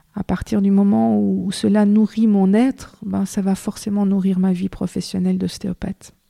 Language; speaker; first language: French; native; French